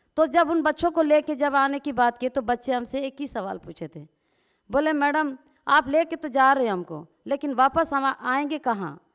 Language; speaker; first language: Hindi; non-native, local second language; Gondi